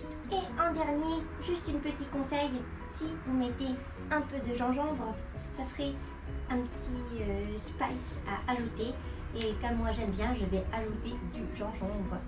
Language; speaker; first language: French; non-native, fluent; Japanese